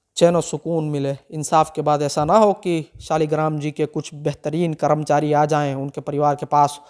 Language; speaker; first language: Hindi; non-native, local second language; Gujarati